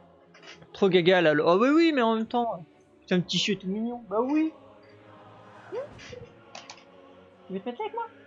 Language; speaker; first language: French; native; French